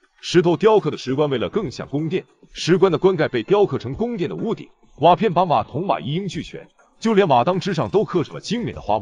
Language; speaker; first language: Chinese; native; Chinese